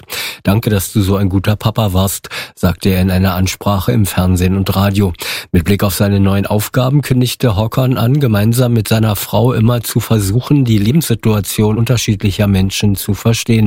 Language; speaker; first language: German; native; German